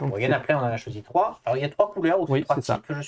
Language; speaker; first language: French; native; French